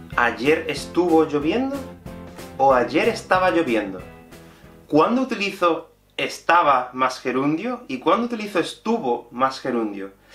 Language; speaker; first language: Spanish; native; Spanish